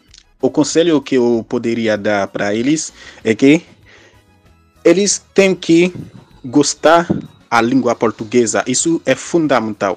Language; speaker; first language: Portuguese; non-native, fluent; Haitian Creole